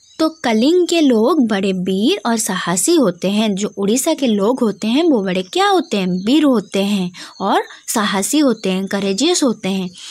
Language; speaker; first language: Hindi; non-native, local second language; Odia